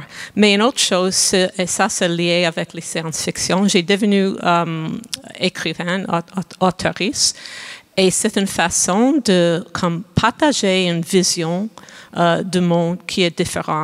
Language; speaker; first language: French; non-native, fluent; English